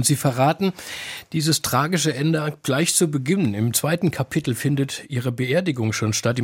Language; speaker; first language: German; native; German